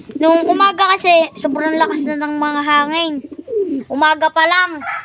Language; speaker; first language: Filipino; native; Filipino